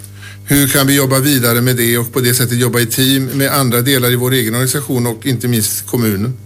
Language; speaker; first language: Swedish; native; Swedish